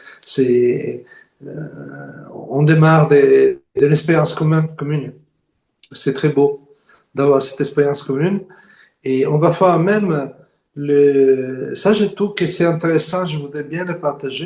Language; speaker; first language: French; non-native, fluent; Italian